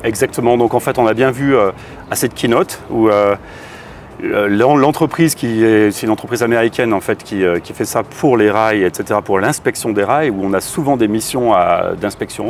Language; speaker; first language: French; native; French